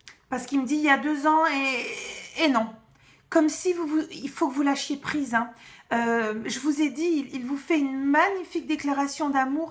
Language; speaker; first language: French; native; French